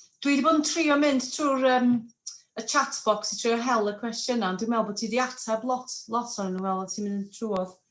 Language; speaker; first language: Welsh; non-native, local second language; English